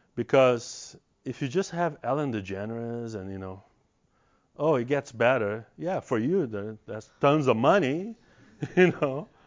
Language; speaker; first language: English; non-native, fluent; Portuguese